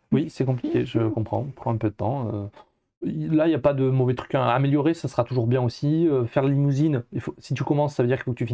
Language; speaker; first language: French; native; French